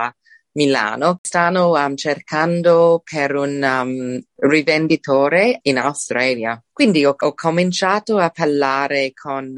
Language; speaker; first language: Italian; non-native, fluent; English